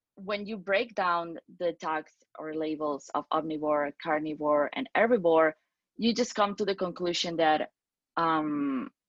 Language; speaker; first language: English; non-native, fluent; Spanish